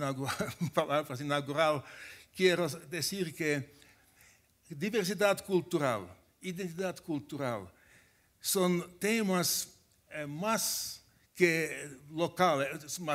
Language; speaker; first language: Spanish; non-native, fluent; Finnish